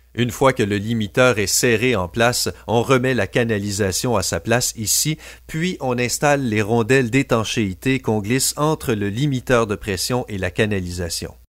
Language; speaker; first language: French; native; French